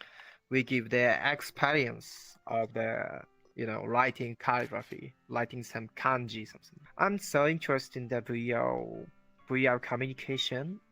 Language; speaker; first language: English; non-native, learner; Japanese